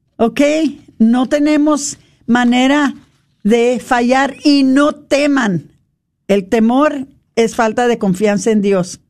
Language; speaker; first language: Spanish; non-native, fluent; English